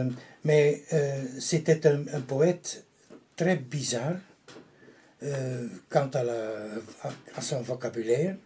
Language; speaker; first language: French; non-native, local second language; Dutch